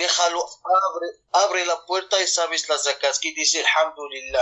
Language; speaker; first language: Spanish; non-native, learner; Arabic